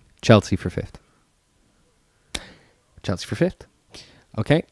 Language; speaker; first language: English; native; English